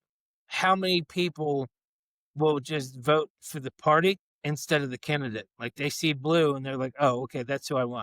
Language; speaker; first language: English; native; English